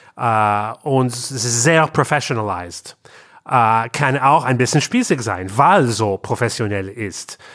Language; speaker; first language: German; non-native, learner; English